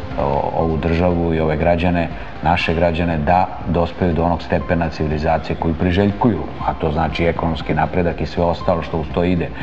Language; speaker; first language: Serbian; native; Serbian